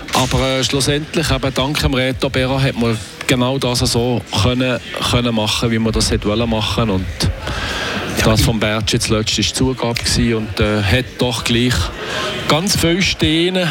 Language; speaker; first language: German; native; German